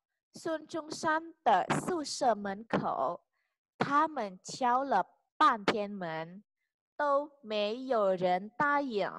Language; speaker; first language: Chinese; non-native, fluent; Indonesian